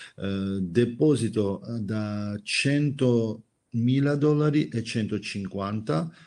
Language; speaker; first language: Italian; non-native, fluent; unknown